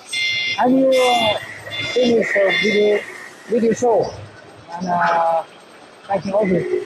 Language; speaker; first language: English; non-native, learner; Chinese